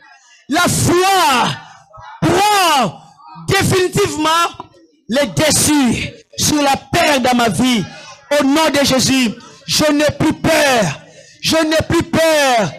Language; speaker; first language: French; non-native, local second language; Lingala